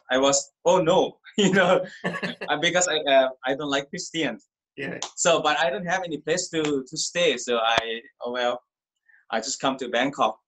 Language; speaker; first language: English; non-native, learner; Thai